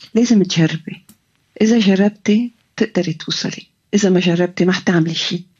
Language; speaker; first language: Arabic; early bilingual, heritage; Arabic